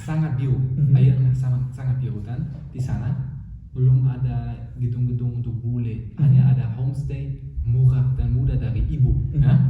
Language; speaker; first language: Indonesian; non-native, fluent; German